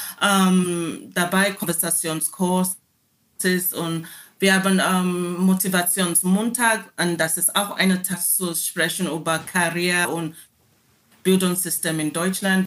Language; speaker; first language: German; non-native, learner; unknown